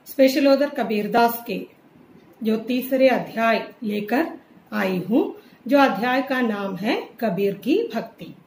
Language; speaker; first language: Hindi; non-native, local second language; Malayalam